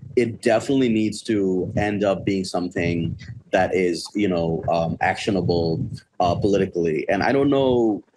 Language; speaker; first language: English; non-native, local second language; Bangla